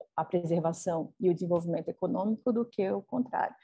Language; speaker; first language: Portuguese; native; Portuguese